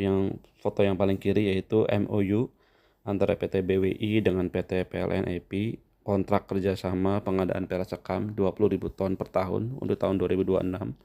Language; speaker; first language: Indonesian; native; Indonesian